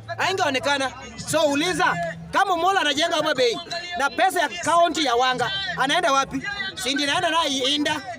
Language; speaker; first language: Swahili; non-native, local second language; Luo (Kenya and Tanzania)